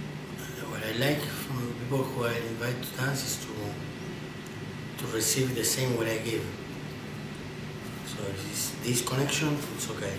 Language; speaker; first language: English; non-native, learner; Spanish